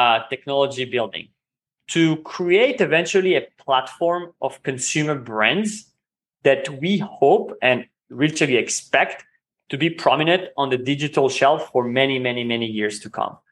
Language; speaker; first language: English; non-native, fluent; Hebrew